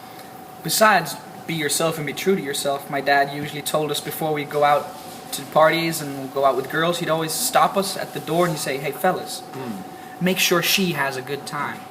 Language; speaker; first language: English; non-native, fluent; Danish